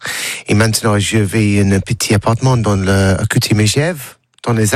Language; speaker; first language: French; non-native, learner; English